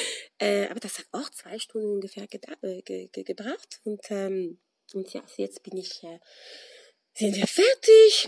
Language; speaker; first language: German; non-native, fluent; French